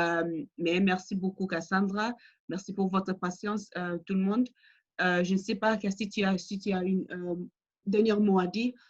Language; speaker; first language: French; non-native, learner; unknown